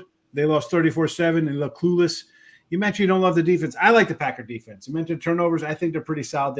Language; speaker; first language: English; native; English